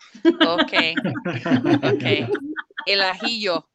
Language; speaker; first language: Spanish; non-native, fluent; English